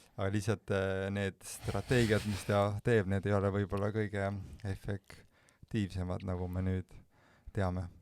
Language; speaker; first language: Estonian; native; Estonian